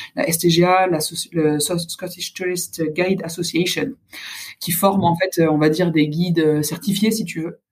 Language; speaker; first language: French; native; French